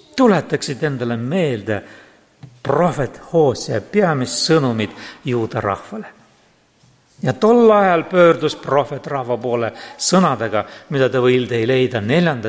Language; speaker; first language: Estonian; non-native, local second language; Russian